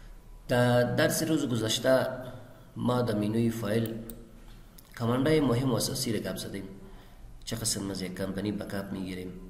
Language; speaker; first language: Persian; non-native, local second language; Pashto